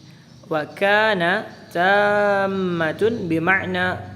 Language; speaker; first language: Arabic; non-native, fluent; Indonesian